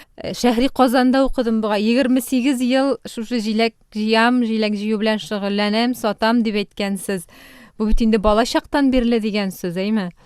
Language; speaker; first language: Tatar; native; Tatar